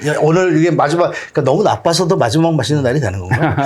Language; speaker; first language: Korean; native; Korean